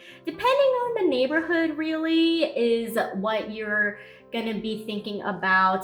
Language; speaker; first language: English; native; English